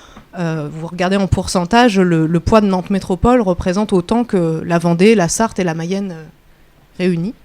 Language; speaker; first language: French; native; French